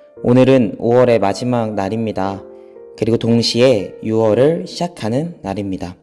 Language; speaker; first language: Korean; native; Korean